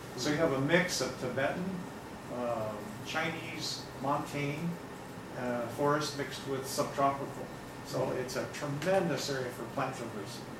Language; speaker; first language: English; native; English